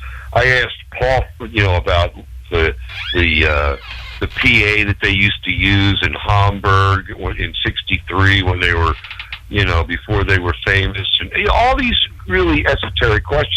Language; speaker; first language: English; native; English